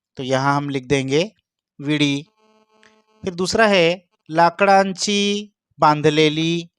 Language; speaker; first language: Hindi; non-native, local second language; Marathi